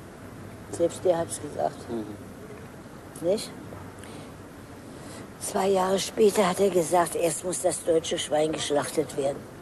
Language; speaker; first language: German; native; German